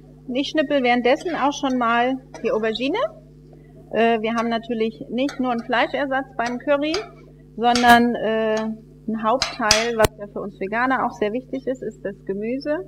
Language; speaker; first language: German; native; German